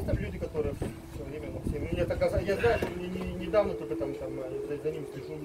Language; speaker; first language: Russian; non-native, fluent; Lithuanian